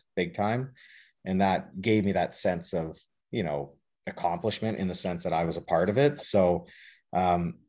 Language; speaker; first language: English; native; English